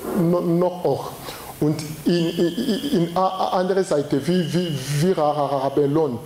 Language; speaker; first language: German; non-native, learner; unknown